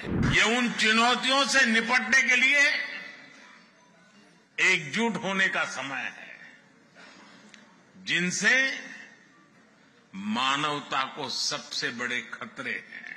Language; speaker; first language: Hindi; non-native, local second language; Gujarati